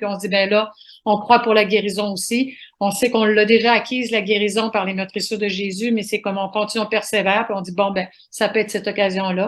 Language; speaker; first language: French; native; French